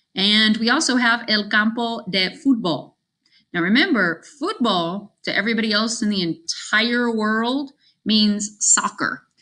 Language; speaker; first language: English; native; English